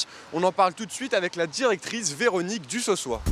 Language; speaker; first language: French; native; French